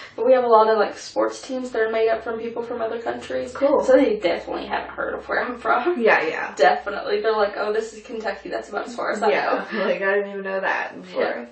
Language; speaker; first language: English; native; English